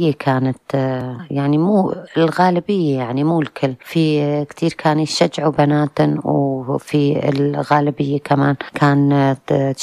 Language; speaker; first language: Arabic; non-native, local second language; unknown